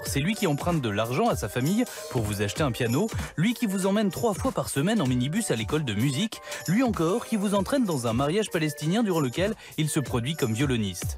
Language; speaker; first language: French; native; French